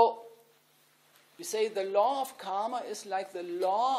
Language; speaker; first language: English; non-native, fluent; German